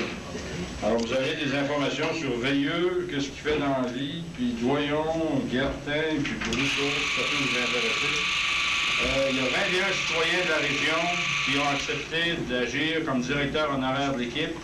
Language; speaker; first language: French; native; French